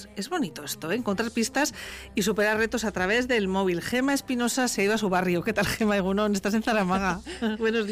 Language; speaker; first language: Spanish; native; Spanish